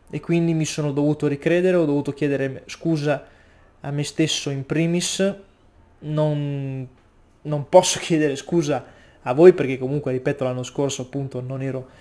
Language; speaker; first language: Italian; native; Italian